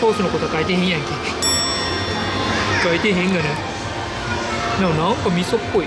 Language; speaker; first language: Japanese; native; Japanese